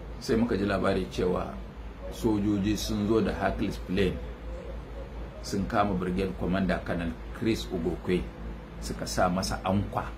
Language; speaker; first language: Hausa; non-native, local second language; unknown